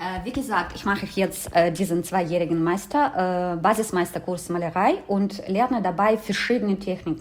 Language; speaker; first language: German; non-native, fluent; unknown